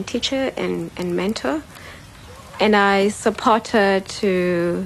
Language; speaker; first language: English; non-native, local second language; Xhosa